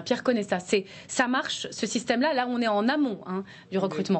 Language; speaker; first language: French; native; French